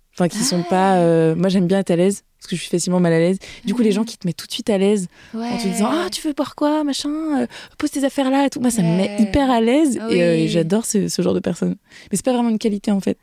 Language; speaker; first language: French; native; French